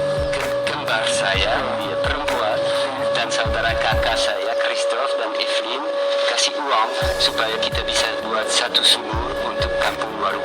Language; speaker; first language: Indonesian; non-native, learner; French